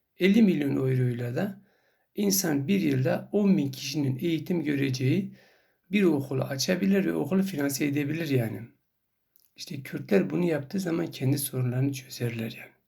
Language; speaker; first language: Turkish; non-native, local second language; Kurdish